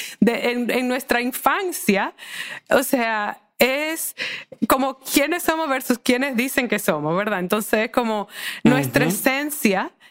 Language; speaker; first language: Spanish; native; Spanish